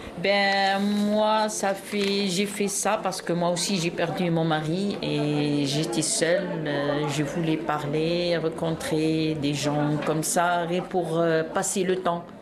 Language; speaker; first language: French; non-native, local second language; Arabic